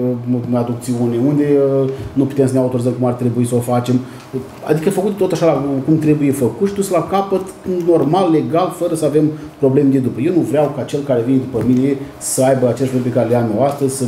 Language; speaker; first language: Romanian; native; Romanian